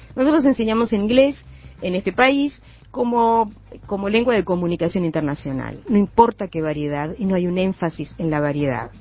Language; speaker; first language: Spanish; native; Spanish